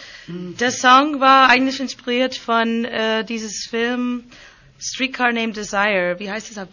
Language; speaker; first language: German; non-native, learner; English